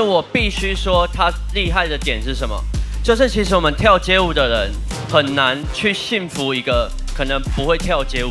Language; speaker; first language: Chinese; native; Chinese